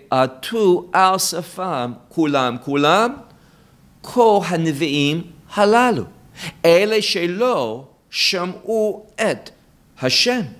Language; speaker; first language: Hebrew; non-native, fluent; English